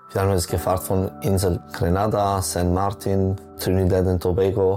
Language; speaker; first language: German; non-native, local second language; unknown